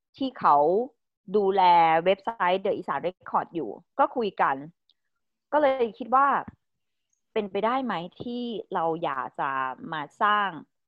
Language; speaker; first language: Thai; native; Thai